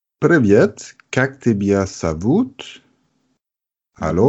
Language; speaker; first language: Russian; non-native, learner; German